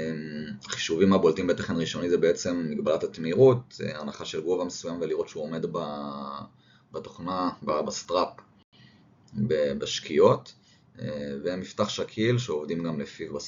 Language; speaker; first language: Hebrew; native; Hebrew